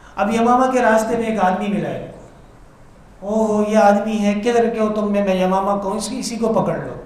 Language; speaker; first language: Urdu; non-native, local second language; Pashto